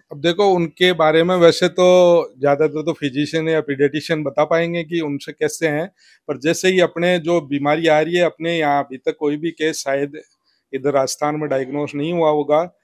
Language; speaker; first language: Hindi; native; Hindi